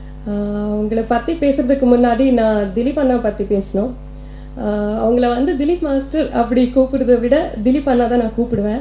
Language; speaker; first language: Tamil; non-native, local second language; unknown